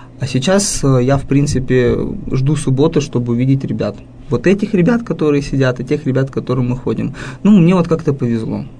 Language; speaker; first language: Russian; native; Russian